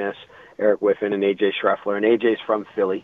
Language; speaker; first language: English; native; English